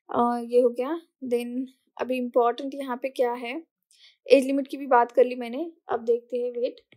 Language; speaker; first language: Hindi; non-native, local second language; Marathi